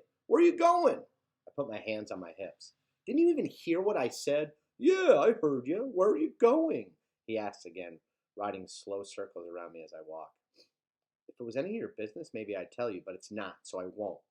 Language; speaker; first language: English; native; English